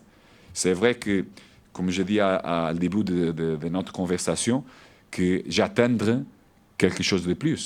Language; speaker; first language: French; non-native, learner; Portuguese